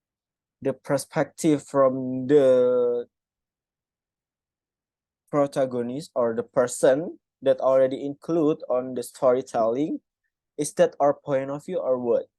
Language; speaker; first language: English; non-native, fluent; Indonesian